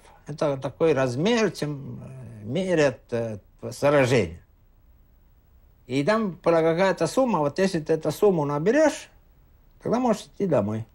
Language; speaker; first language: Russian; native; Russian